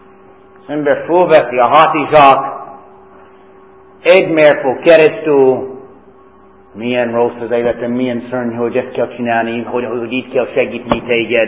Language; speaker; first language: Hungarian; non-native, fluent; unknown